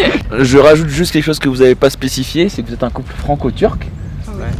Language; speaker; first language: French; native; French